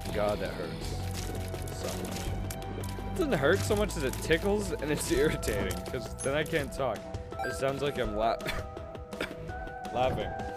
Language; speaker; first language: English; native; English